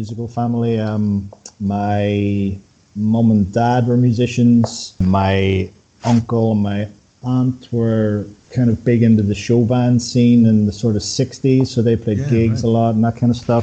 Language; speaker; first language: English; native; English